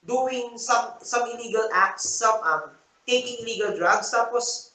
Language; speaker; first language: English; non-native, local second language; Filipino